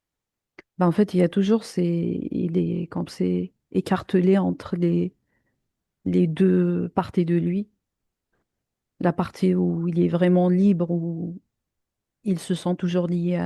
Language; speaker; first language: French; native; French